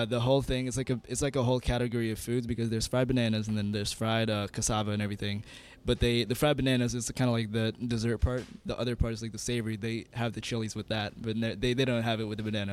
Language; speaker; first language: English; non-native, fluent; Indonesian